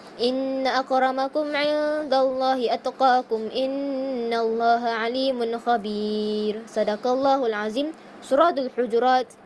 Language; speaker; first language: Arabic; non-native, learner; Malay